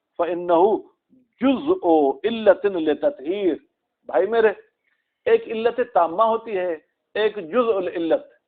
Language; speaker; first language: Urdu; non-native, local second language; Sindhi